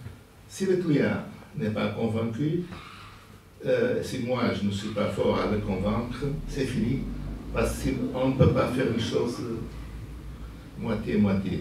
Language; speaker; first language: French; non-native, fluent; Portuguese